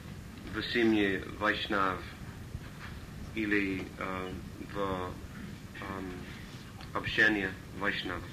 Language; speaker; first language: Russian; non-native, learner; English